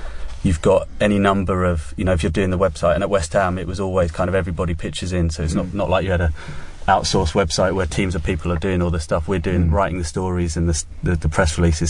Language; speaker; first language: English; native; English